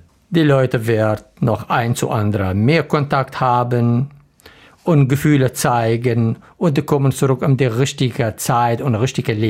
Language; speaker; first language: German; non-native, learner; Arabic